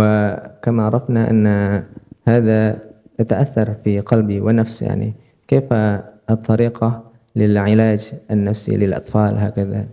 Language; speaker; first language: Arabic; non-native, learner; Indonesian